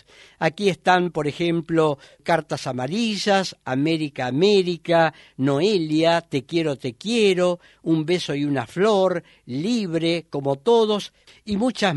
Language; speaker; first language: Spanish; native; Spanish